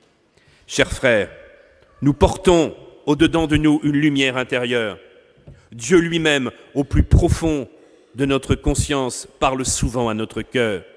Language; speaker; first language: French; native; French